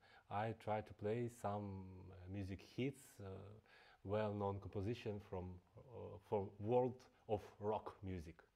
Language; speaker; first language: English; non-native, fluent; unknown